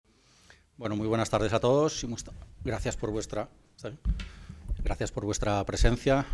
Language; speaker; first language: Spanish; native; Spanish